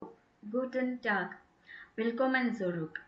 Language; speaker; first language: German; non-native, fluent; Tamil